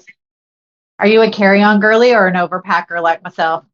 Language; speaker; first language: English; native; English